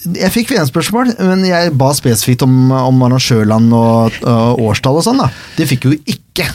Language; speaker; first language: Norwegian; native; Norwegian